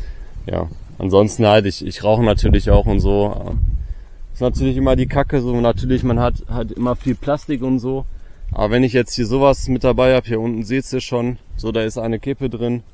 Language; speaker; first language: German; native; German